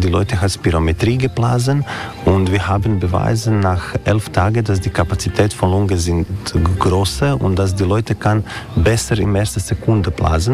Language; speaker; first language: German; non-native, learner; Croatian